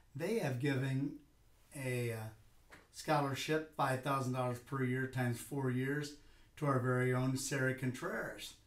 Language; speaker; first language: English; native; English